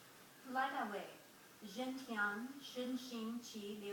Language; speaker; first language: Chinese; non-native, learner; English